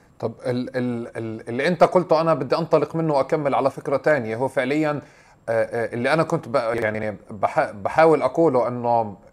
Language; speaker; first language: Arabic; native; Arabic